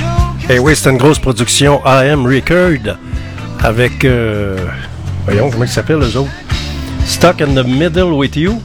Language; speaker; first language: French; native; French